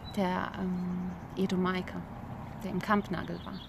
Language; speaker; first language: German; early bilingual, other home language; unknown